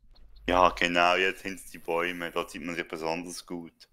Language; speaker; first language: German; native; German